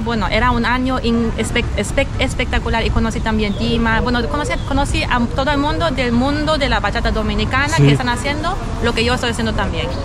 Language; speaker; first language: Spanish; non-native, fluent; German